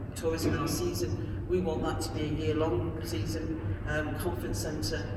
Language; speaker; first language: English; native; English